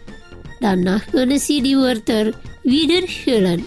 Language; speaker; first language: German; non-native, fluent; Indonesian